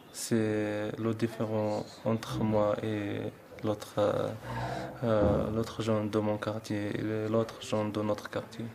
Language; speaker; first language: French; non-native, learner; Arabic